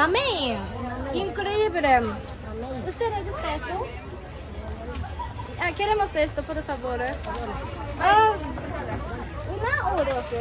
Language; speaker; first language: Spanish; non-native, learner; Japanese